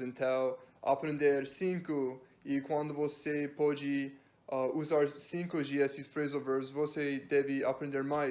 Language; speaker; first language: Portuguese; non-native, learner; English